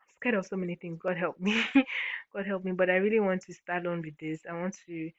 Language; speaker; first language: English; non-native, local second language; Ibibio